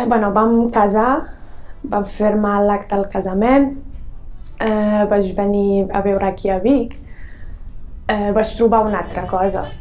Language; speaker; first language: Catalan; non-native, fluent; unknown